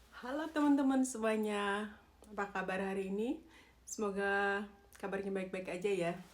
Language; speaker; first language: Indonesian; native; Indonesian